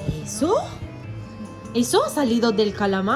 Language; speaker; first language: Spanish; non-native, fluent; Turkish